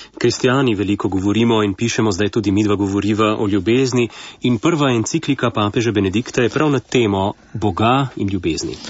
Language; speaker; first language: Slovenian; native; Slovenian